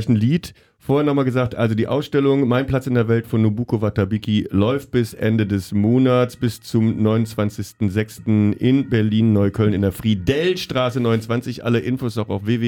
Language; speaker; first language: German; native; German